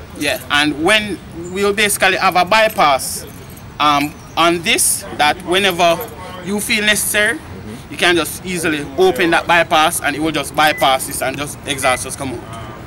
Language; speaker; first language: English; native; English